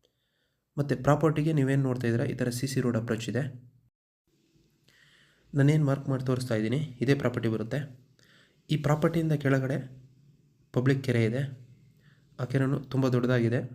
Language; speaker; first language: Kannada; native; Kannada